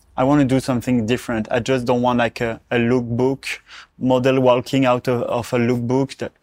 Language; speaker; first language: English; non-native, learner; French